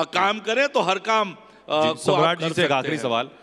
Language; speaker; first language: Hindi; native; Hindi